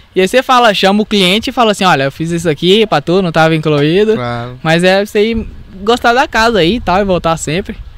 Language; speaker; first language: Portuguese; native; Portuguese